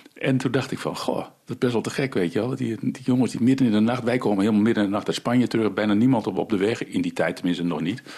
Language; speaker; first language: Dutch; early bilingual, other home language; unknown